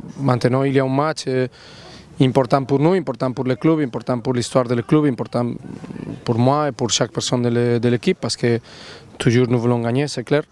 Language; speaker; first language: French; non-native, learner; Spanish